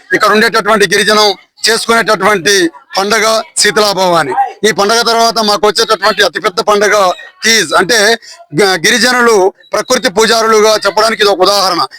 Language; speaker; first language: Telugu; non-native, local second language; Lambadi